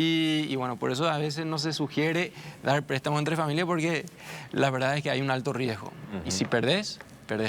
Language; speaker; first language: Spanish; native; Spanish